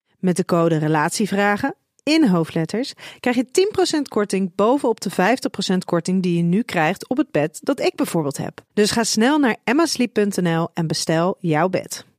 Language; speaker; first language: Dutch; native; Dutch